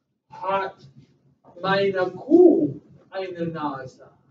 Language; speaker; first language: German; non-native, learner; English